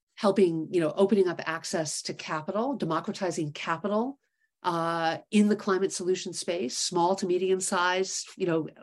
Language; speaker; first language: English; native; English